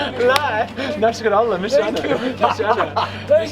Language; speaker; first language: Arabic; non-native, learner; English